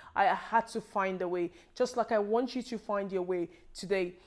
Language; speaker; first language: English; non-native, local second language; Yoruba